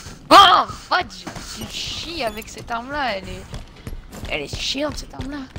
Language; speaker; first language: French; native; French